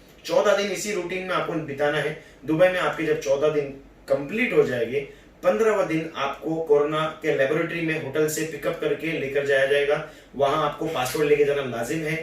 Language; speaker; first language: Hindi; native; Hindi